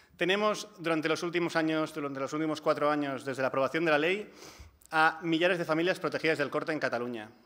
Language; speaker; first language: Spanish; non-native, local second language; Catalan